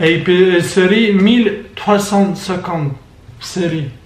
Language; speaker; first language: French; non-native, learner; Albanian